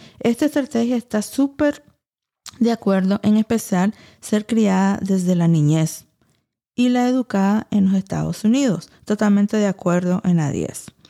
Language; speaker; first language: Spanish; early bilingual, heritage; Spanish